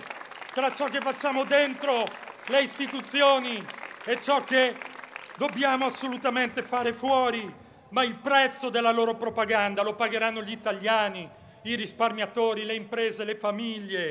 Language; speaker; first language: Italian; native; Italian